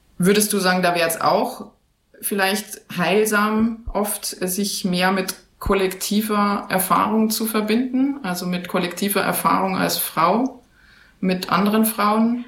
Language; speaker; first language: German; native; German